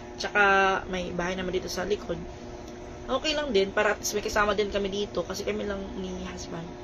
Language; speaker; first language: Filipino; non-native, local second language; Cebuano